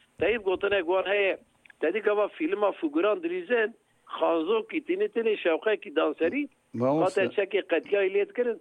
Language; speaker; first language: Kurdish; native; Kurdish